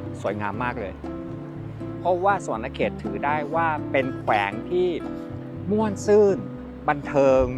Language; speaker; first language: Thai; native; Thai